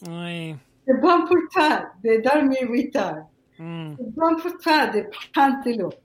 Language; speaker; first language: French; non-native, fluent; Spanish